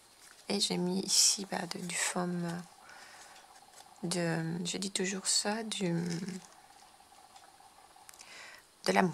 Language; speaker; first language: French; non-native, fluent; Spanish